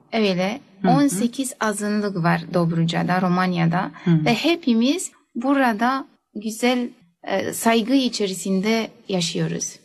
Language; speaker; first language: Turkish; early bilingual, heritage; Turkish